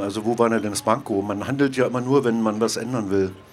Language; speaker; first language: German; native; German